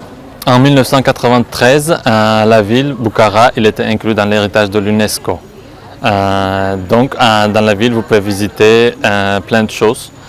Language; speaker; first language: French; non-native, fluent; Uzbek